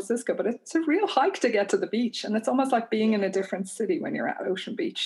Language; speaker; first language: English; native; English